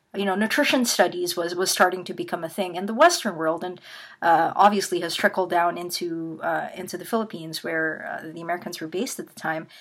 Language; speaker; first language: English; non-native, local second language; Filipino